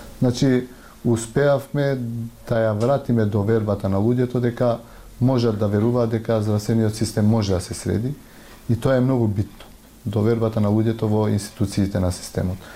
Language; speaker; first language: Macedonian; non-native, local second language; Albanian